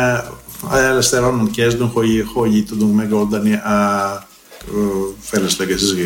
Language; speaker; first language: Hungarian; non-native, learner; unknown